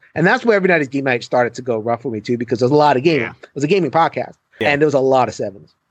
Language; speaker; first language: English; native; English